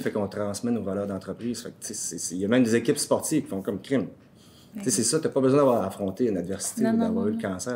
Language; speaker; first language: French; native; French